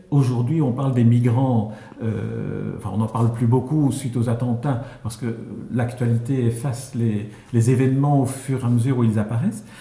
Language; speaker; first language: French; native; French